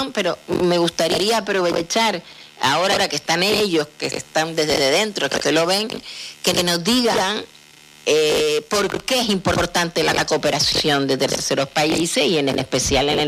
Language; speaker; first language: Spanish; native; Spanish